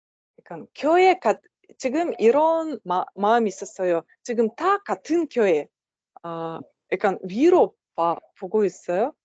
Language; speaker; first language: Korean; non-native, learner; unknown